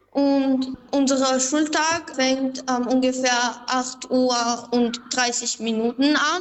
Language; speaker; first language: German; non-native, fluent; Albanian